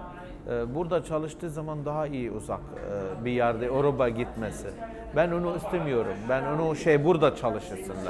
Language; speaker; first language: Turkish; non-native, fluent; Arabic